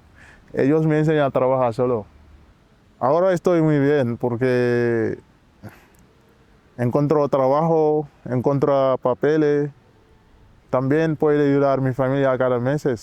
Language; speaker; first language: Spanish; non-native, learner; Wolof